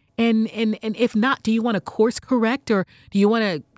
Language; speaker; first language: English; native; English